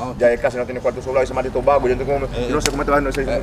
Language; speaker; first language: Spanish; native; Spanish